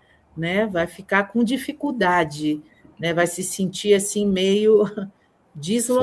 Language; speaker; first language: Portuguese; native; Portuguese